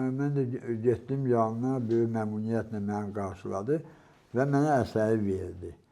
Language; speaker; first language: Azerbaijani; non-native, local second language; Georgian